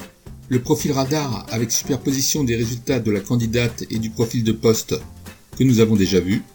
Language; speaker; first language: French; native; French